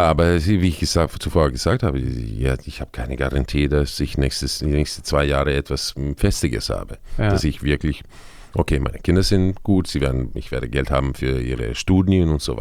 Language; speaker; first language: German; non-native, fluent; Croatian